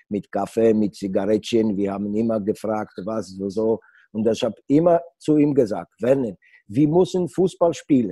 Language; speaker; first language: German; non-native, learner; Polish